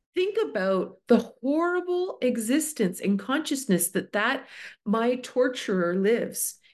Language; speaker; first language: English; native; English